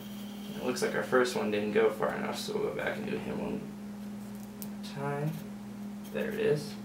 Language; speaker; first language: English; native; English